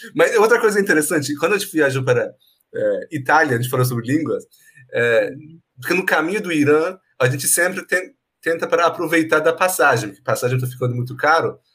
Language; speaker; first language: Portuguese; non-native, fluent; Persian